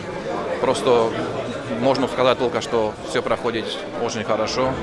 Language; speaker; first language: Russian; non-native, fluent; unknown